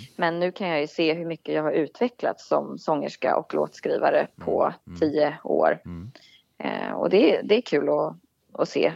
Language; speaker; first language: Swedish; native; Swedish